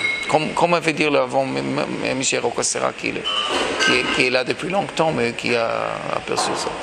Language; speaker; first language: French; non-native, fluent; Hebrew